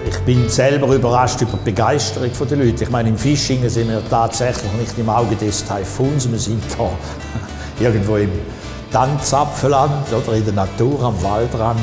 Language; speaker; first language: German; native; German